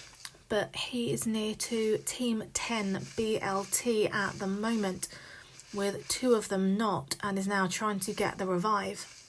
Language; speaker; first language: English; native; English